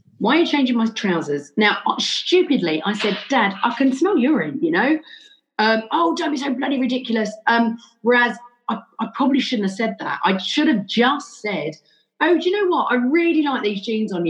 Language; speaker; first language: English; native; English